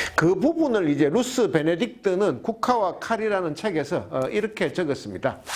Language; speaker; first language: Korean; native; Korean